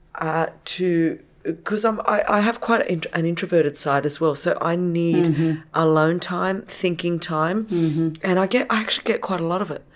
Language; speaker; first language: English; non-native, local second language; Greek